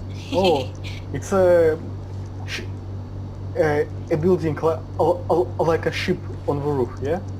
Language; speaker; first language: English; non-native, learner; Russian